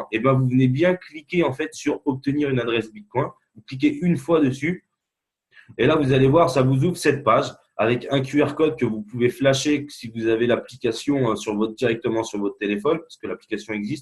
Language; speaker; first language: French; native; French